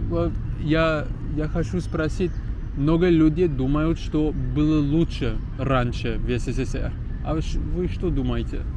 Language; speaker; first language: Russian; non-native, learner; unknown